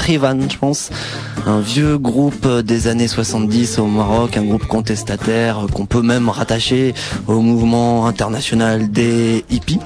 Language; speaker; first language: French; native; French